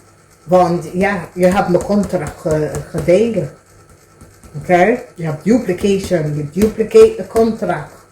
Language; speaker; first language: Dutch; non-native, learner; English